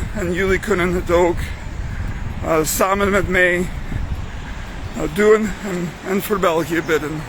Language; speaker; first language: Dutch; non-native, fluent; English